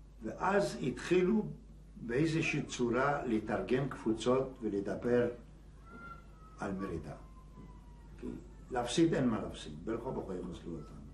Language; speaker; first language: Hebrew; non-native, fluent; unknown